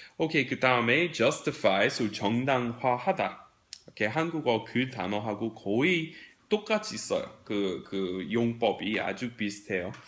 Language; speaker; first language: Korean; non-native, fluent; English